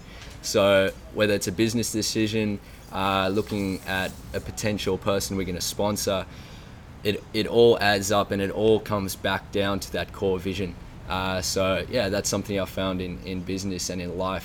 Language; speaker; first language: English; native; English